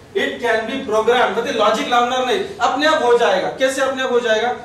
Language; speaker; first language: Hindi; non-native, local second language; Marathi